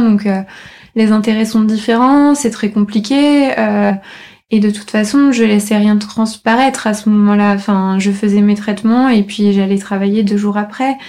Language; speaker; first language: French; native; French